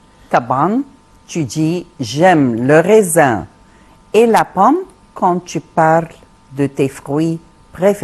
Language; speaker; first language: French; non-native, fluent; Arabic